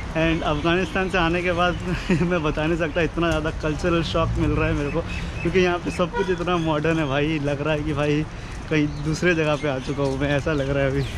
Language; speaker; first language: Hindi; native; Hindi